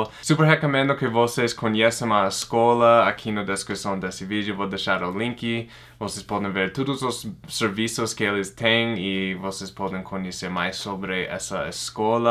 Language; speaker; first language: Portuguese; non-native, fluent; English